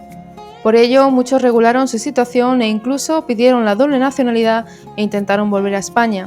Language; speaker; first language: Spanish; native; Spanish